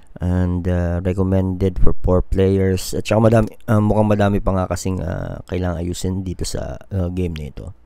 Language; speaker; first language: Filipino; native; Filipino